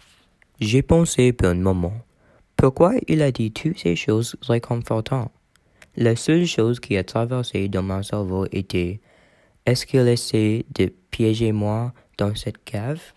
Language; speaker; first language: French; non-native, learner; English